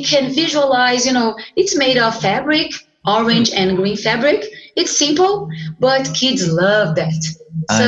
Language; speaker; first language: English; non-native, fluent; Portuguese